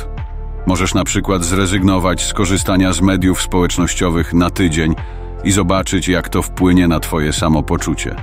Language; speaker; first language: Polish; native; Polish